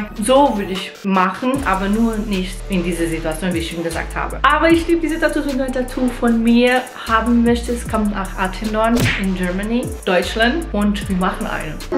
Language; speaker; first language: German; non-native, fluent; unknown